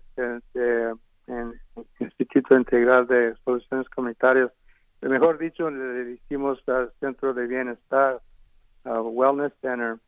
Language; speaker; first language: Spanish; early bilingual, heritage; Spanish